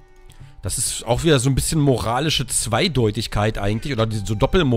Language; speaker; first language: German; native; German